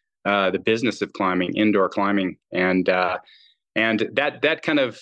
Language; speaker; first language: English; native; English